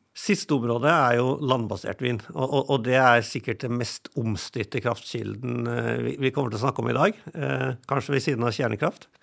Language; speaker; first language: Norwegian; non-native, fluent; German